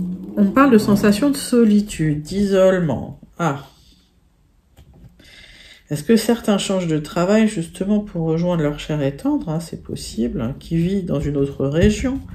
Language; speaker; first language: French; native; French